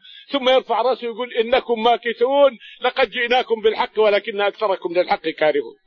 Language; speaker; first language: Arabic; native; Arabic